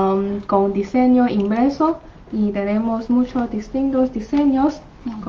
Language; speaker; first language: Spanish; non-native, learner; Chinese